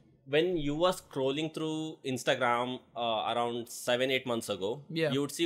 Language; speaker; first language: English; non-native, local second language; Kannada